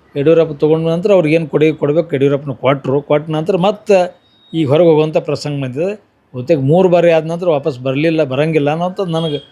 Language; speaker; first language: Kannada; native; Kannada